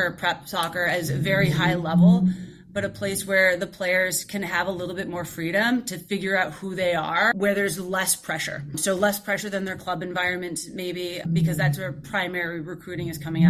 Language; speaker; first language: English; native; English